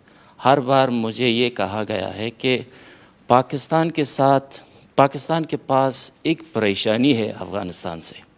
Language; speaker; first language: Hindi; non-native, fluent; Persian